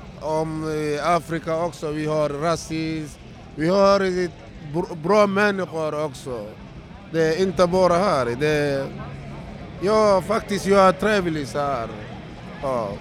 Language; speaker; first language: Swedish; non-native, learner; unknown